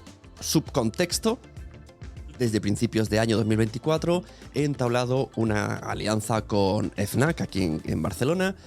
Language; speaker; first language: Spanish; native; Spanish